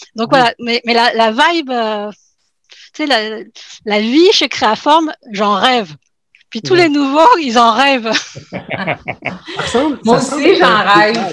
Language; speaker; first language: French; native; French